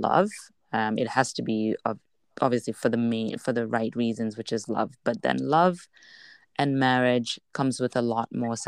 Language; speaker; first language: English; non-native, local second language; Wolof